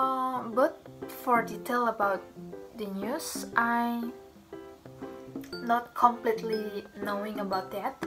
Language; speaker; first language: English; non-native, learner; Indonesian